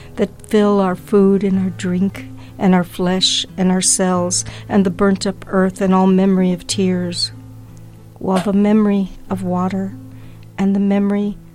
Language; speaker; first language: English; early bilingual, other home language; Spanish